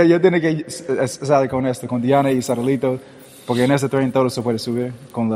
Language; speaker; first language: Spanish; early bilingual, heritage; English